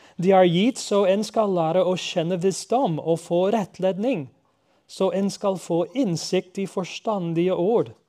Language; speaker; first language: Norwegian; non-native, fluent; English